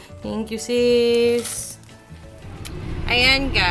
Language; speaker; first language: Filipino; native; Filipino